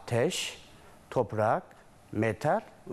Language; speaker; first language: Turkish; non-native, learner; Chinese